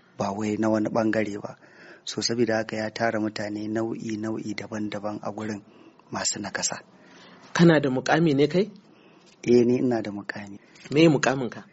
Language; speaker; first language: Hausa; native; Hausa